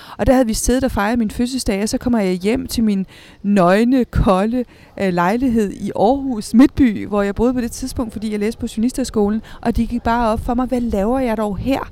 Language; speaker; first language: Danish; early bilingual, other home language; Spanish